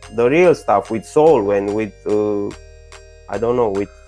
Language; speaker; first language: English; non-native, learner; Romanian